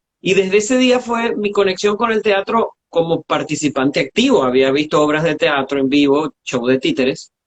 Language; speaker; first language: Spanish; native; Spanish